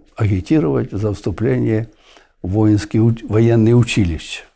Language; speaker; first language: Russian; non-native, local second language; Ukrainian